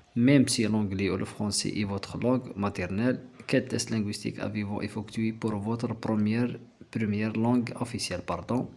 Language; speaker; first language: French; non-native, local second language; Arabic